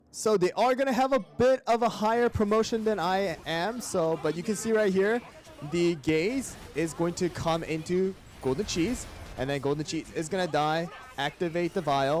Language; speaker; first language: English; native; English